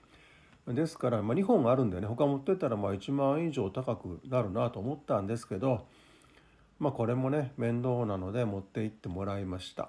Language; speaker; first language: Japanese; native; Japanese